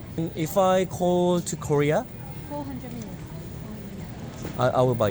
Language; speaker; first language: English; non-native, learner; Korean